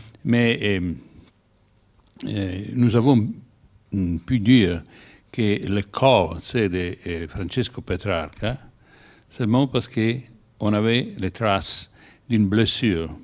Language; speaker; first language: French; non-native, learner; Italian